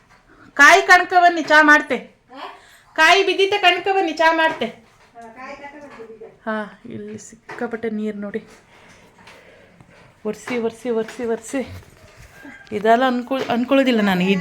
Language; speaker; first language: Kannada; native; Kannada